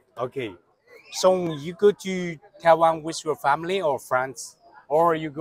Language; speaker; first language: English; non-native, learner; Chinese